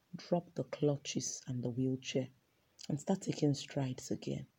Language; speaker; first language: English; non-native, local second language; Yoruba